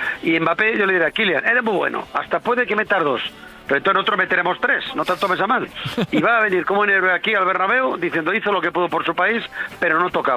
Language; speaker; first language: Spanish; native; Spanish